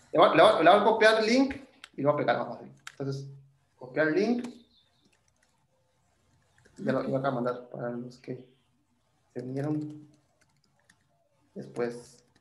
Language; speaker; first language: Spanish; native; Spanish